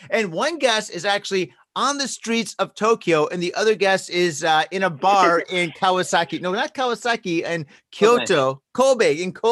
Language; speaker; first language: English; native; English